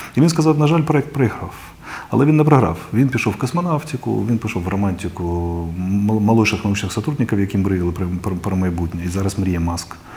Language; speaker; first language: Ukrainian; non-native, local second language; Russian